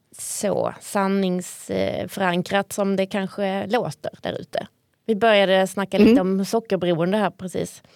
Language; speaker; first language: Swedish; native; Swedish